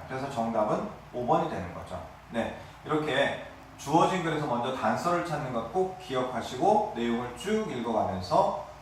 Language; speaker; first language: Korean; native; Korean